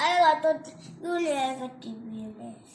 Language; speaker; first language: Hindi; non-native, local second language; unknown